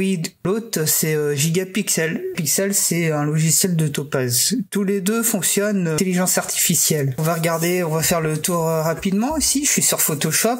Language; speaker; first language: French; native; French